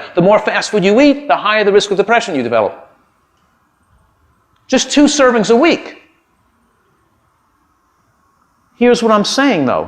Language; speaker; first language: English; native; English